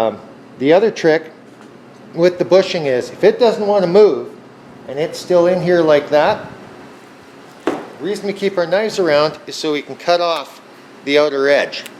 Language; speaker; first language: English; native; English